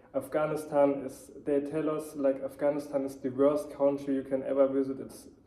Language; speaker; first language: English; non-native, fluent; German